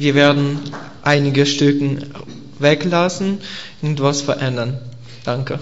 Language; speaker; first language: German; non-native, learner; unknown